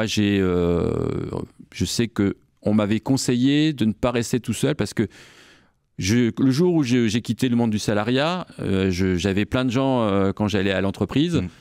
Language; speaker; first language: French; native; French